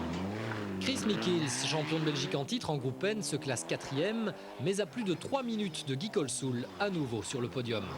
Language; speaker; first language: French; native; French